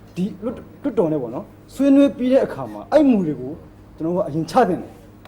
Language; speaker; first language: Burmese; native; Burmese